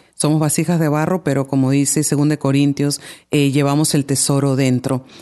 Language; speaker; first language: Spanish; native; Spanish